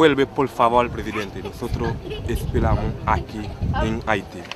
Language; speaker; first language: Spanish; non-native, learner; Haitian Creole